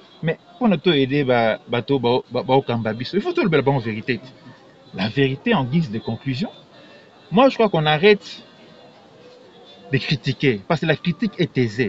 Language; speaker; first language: French; non-native, local second language; Lingala